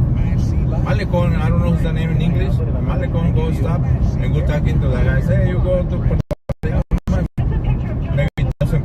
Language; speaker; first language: English; non-native, learner; Spanish